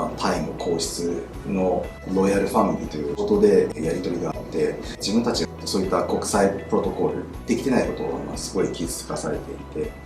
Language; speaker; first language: Japanese; non-native, fluent; Chinese